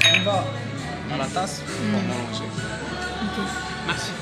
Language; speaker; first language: French; non-native, local second language; Arabic